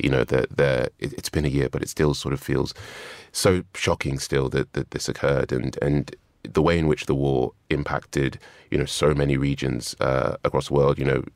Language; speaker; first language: English; non-native, local second language; Yoruba